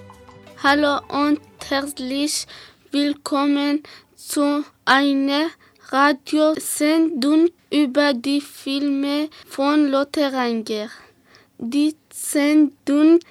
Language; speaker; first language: German; non-native, learner; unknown